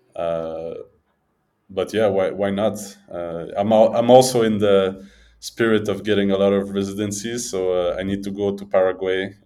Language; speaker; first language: English; native; English